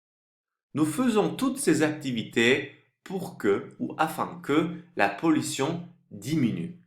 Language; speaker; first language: French; non-native, fluent; Turkish